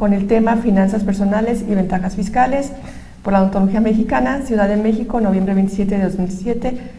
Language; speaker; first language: Spanish; native; Spanish